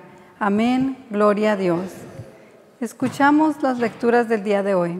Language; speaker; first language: Spanish; native; Spanish